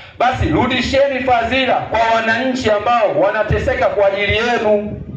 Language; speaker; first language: Swahili; native; Swahili